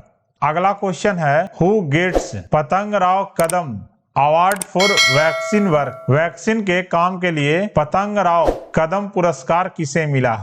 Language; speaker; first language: Hindi; native; Hindi